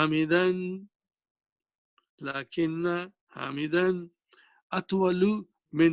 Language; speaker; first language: Arabic; non-native, fluent; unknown